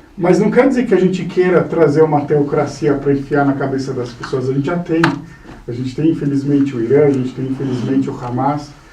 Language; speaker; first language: Portuguese; early bilingual, other home language; Hebrew